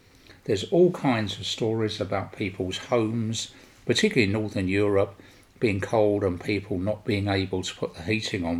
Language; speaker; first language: English; native; English